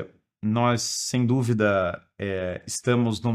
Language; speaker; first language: Portuguese; native; Portuguese